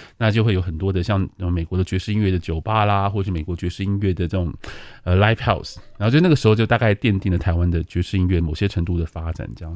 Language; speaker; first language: Chinese; native; Chinese